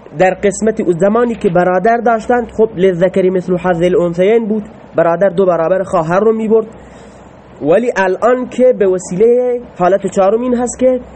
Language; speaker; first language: Persian; non-native, local second language; Baluchi